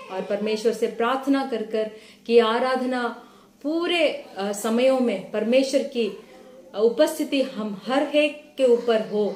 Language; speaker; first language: Hindi; non-native, local second language; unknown